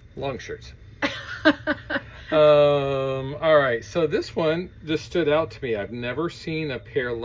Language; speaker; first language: English; native; English